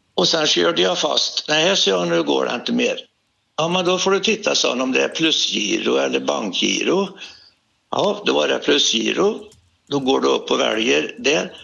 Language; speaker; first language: Swedish; native; Swedish